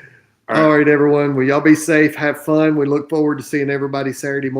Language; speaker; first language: English; native; English